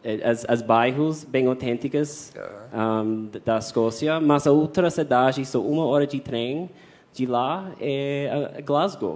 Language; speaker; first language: Portuguese; non-native, fluent; English